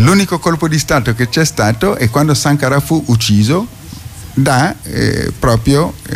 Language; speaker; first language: Italian; non-native, fluent; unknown